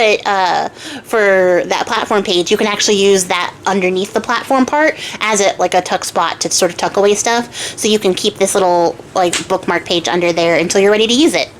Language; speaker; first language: English; native; English